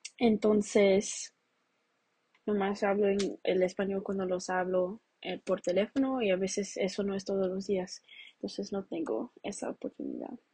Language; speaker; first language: Spanish; early bilingual, heritage; Spanish